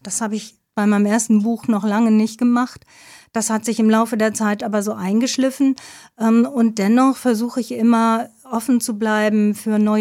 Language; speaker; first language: German; native; German